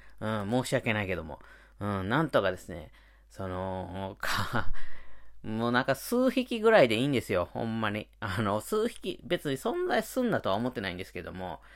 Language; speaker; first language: Japanese; native; Japanese